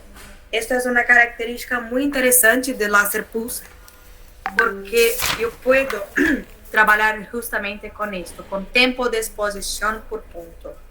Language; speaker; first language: Spanish; non-native, learner; Portuguese